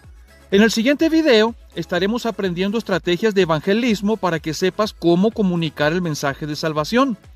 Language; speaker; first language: Spanish; native; Spanish